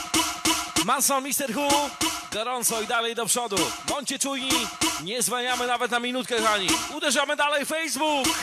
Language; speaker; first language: Polish; native; Polish